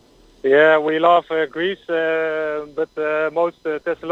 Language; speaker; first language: English; non-native, fluent; Dutch